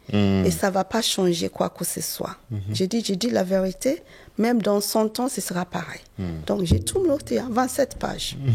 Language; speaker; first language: French; non-native, fluent; Yoruba